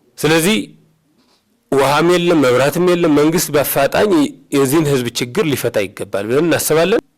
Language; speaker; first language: Amharic; native; Amharic